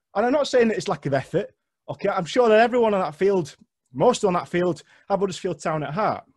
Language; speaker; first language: English; native; English